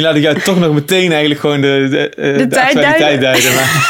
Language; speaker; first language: Dutch; native; Dutch